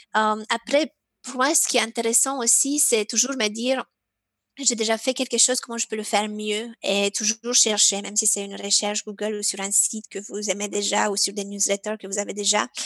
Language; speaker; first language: French; non-native, fluent; Romanian